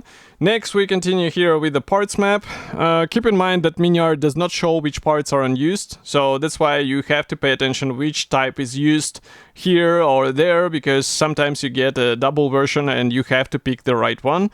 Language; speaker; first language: English; non-native, fluent; Russian